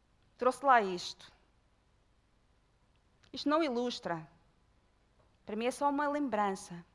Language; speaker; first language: Portuguese; native; Portuguese